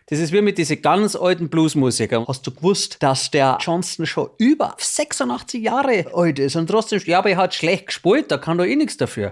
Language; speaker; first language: German; native; German